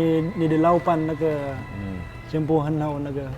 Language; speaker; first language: Chinese; non-native, learner; Filipino